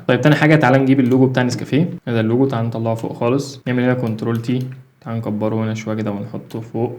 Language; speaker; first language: Arabic; native; Arabic